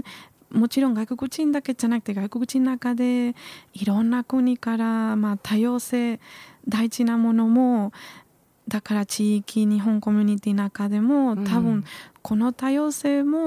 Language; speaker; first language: Japanese; non-native, learner; Spanish